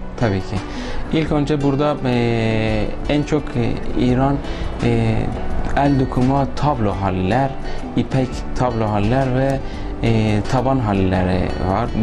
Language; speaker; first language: Turkish; non-native, local second language; Persian